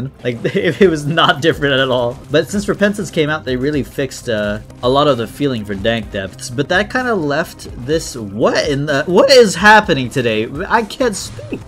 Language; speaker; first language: English; native; English